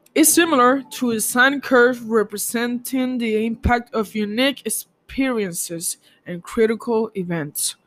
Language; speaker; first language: English; non-native, learner; Spanish